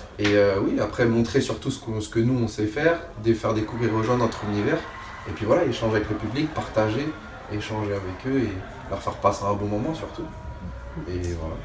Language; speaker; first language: French; native; French